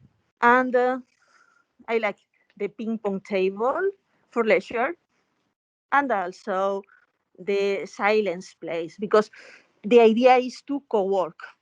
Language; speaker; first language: English; non-native, fluent; Spanish